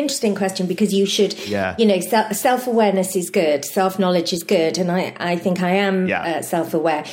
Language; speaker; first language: English; native; English